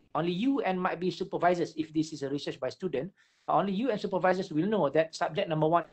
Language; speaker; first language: English; non-native, local second language; Malay